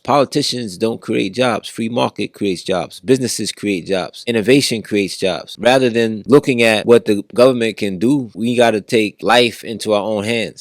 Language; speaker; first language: English; native; English